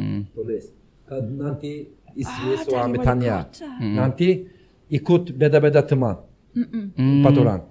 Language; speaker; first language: Indonesian; non-native, learner; Turkish